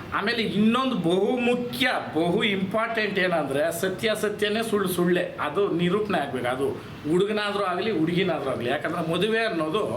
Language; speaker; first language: Kannada; native; Kannada